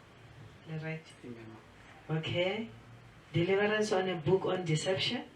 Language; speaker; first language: English; non-native, local second language; Zulu